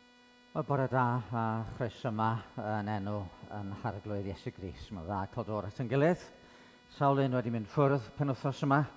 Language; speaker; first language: Welsh; native; Welsh